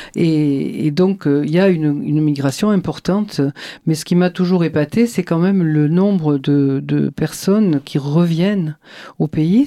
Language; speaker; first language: French; native; French